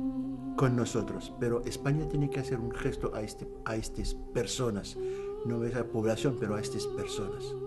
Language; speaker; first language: Spanish; non-native, learner; Arabic